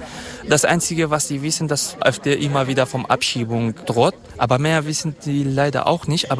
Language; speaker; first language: German; non-native, fluent; Kurdish